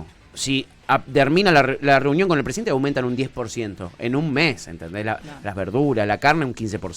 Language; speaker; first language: Spanish; native; Spanish